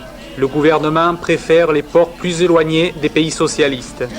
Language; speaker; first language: French; native; French